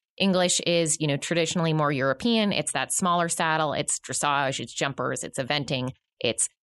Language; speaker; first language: English; native; English